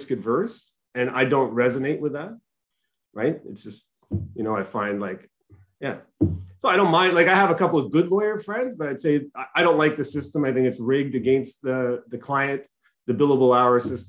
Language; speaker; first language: English; native; English